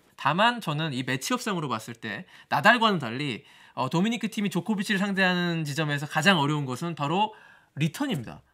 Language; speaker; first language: Korean; native; Korean